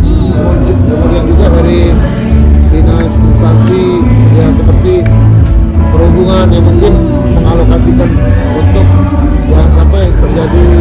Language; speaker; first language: Indonesian; native; Indonesian